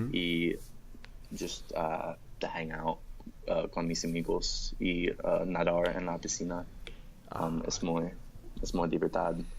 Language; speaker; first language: Spanish; non-native, learner; English